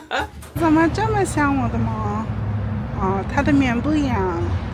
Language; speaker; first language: Chinese; non-native, learner; English